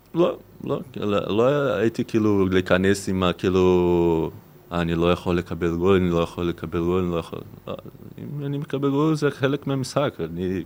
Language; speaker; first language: Hebrew; non-native, fluent; Portuguese